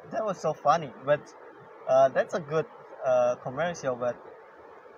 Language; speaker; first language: English; non-native, learner; Indonesian